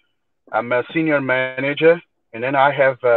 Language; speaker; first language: English; non-native, learner; Portuguese